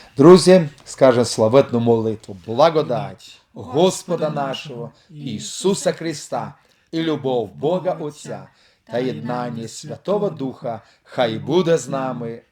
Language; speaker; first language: Ukrainian; non-native, local second language; Russian